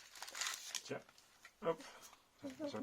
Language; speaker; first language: French; native; French